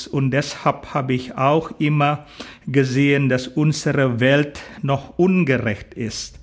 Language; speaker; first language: German; non-native, fluent; Indonesian